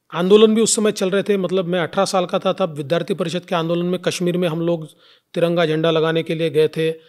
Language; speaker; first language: Hindi; non-native, local second language; Marathi